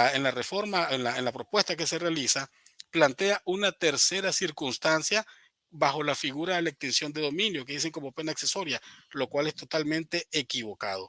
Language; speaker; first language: Spanish; native; Spanish